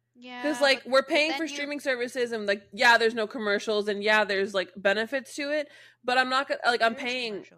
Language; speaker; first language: English; native; English